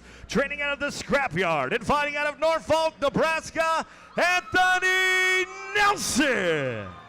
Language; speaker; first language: English; native; English